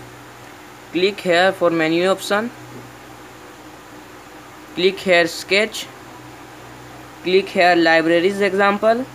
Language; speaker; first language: English; non-native, learner; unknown